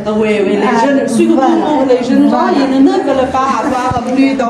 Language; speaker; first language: French; non-native, fluent; Chinese